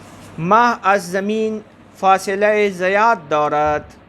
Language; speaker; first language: Persian; non-native, fluent; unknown